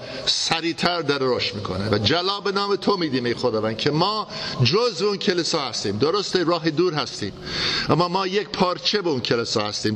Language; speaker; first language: Persian; non-native, fluent; English